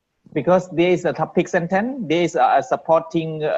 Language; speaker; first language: English; non-native, learner; Vietnamese